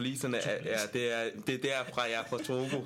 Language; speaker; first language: Danish; early bilingual, other home language; Ewe